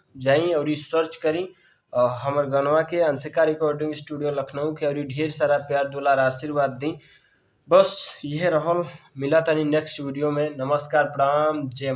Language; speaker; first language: Bhojpuri; non-native, local second language; Awadhi